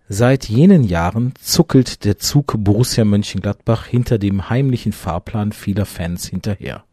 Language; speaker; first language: German; native; German